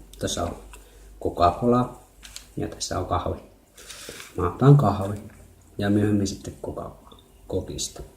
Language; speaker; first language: Finnish; non-native, fluent; Jarai